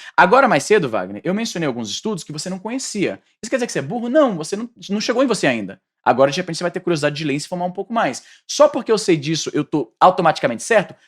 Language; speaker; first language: Portuguese; native; Portuguese